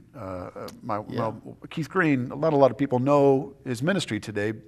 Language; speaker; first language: English; native; English